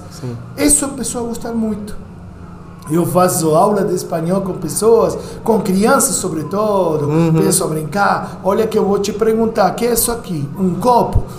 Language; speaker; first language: Portuguese; non-native, learner; Spanish